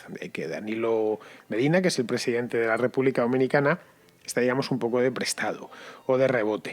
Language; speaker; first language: Spanish; native; Spanish